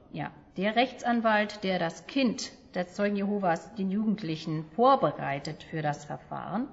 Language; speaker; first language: German; native; German